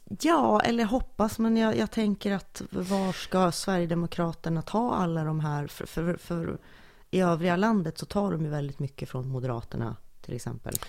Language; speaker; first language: Swedish; native; Swedish